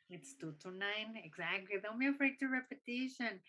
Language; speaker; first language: English; non-native, fluent; Spanish